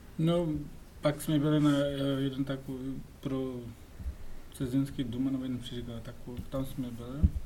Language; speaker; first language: Czech; non-native, learner; Pashto